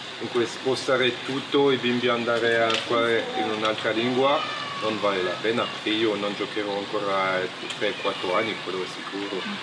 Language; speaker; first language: Italian; non-native, local second language; French